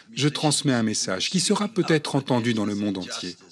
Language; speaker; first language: French; non-native, fluent; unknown